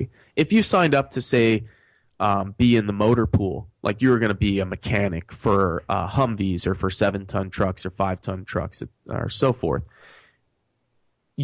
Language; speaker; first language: English; native; English